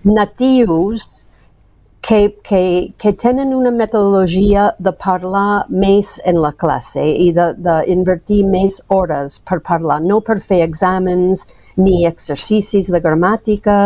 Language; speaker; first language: Catalan; non-native, fluent; English